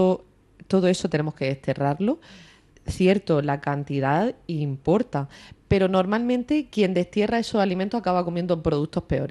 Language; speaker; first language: Spanish; native; Spanish